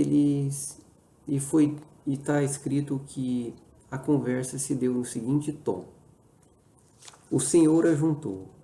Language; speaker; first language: Portuguese; native; Portuguese